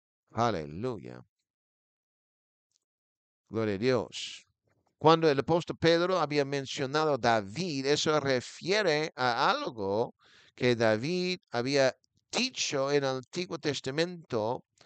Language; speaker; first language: Spanish; non-native, fluent; English